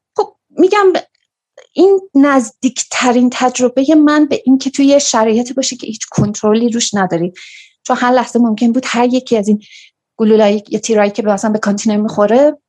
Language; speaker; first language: Persian; native; Persian